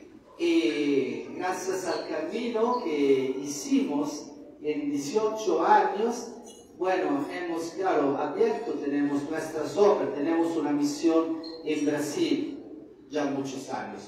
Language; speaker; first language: Spanish; non-native, fluent; Italian